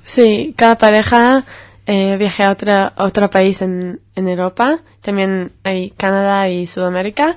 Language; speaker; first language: Spanish; non-native, fluent; Hebrew